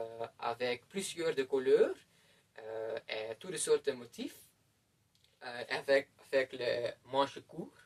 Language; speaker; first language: French; non-native, learner; Dutch